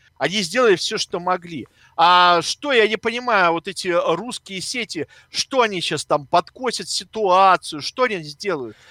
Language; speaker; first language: Russian; native; Russian